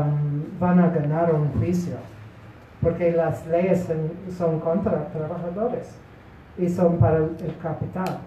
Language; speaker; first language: Spanish; non-native, fluent; Polish